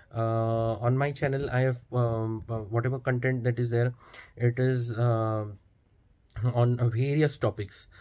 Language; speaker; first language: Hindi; non-native, local second language; Marathi